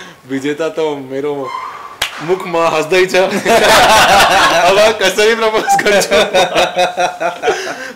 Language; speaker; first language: Nepali; non-native, learner; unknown